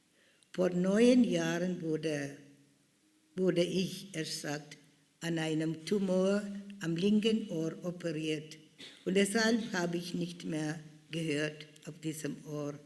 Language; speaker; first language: German; non-native, fluent; Malayalam